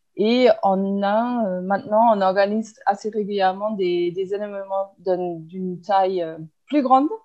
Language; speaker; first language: French; non-native, fluent; German